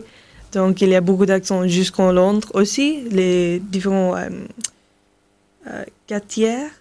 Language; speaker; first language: French; non-native, learner; English